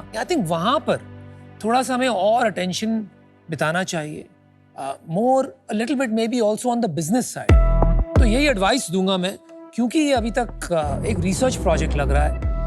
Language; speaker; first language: Hindi; native; Hindi